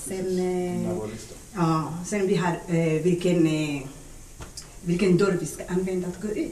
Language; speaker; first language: Swedish; non-native, learner; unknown